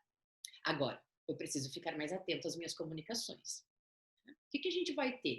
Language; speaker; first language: Portuguese; native; Portuguese